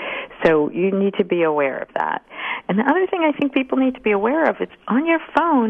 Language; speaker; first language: English; native; English